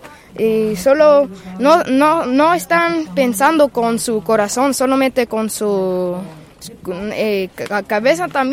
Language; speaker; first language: Spanish; non-native, learner; English